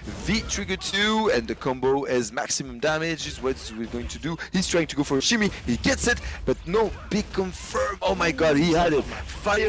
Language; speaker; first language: English; non-native, fluent; French